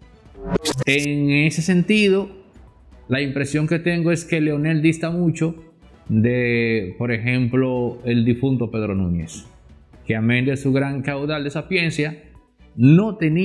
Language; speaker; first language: Spanish; native; Spanish